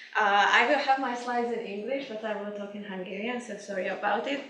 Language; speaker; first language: English; non-native, fluent; Hungarian